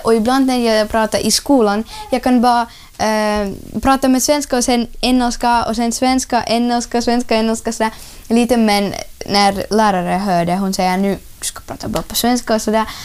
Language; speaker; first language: Swedish; non-native, learner; Ukrainian